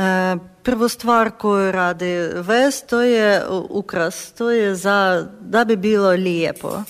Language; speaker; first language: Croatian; non-native, learner; Ukrainian